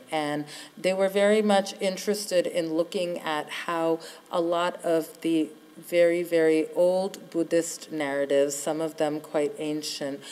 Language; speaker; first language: English; native; English